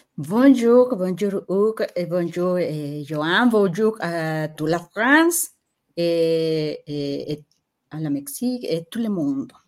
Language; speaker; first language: French; non-native, learner; Spanish